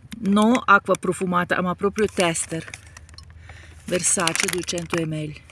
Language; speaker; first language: Italian; non-native, learner; Ukrainian